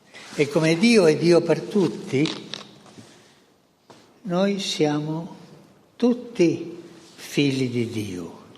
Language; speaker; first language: Italian; non-native, fluent; Spanish